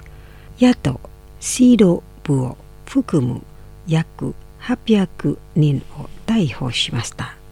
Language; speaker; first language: Japanese; non-native, fluent; Indonesian